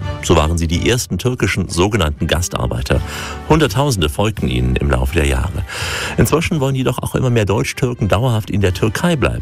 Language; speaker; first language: German; native; German